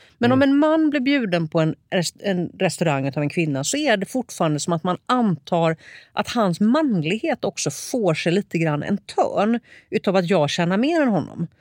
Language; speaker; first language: Swedish; native; Swedish